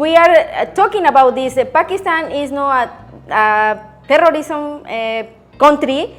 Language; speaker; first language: English; non-native, learner; Spanish